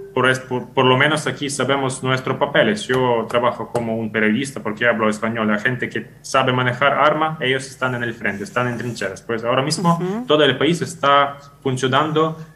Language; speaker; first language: Spanish; non-native, fluent; Ukrainian